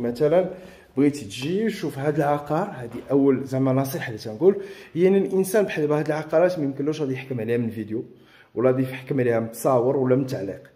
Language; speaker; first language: Arabic; native; Arabic